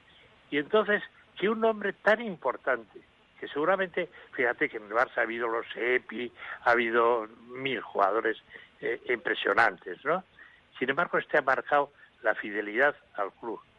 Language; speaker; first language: Spanish; native; Spanish